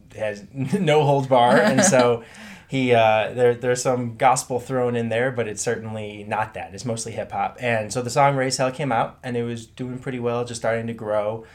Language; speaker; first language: English; early bilingual, other home language; German